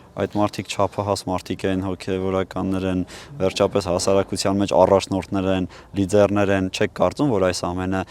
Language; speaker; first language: Armenian; native; Armenian